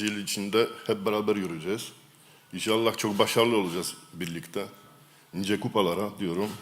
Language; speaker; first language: Turkish; non-native, learner; Polish